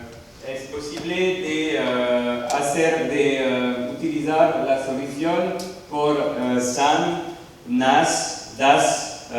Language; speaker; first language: Spanish; non-native, learner; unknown